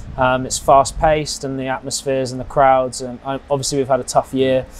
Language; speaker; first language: English; native; English